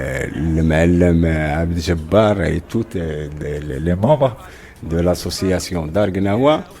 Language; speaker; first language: French; non-native, local second language; Arabic